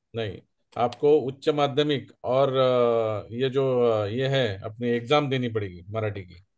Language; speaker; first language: Hindi; non-native, local second language; Marathi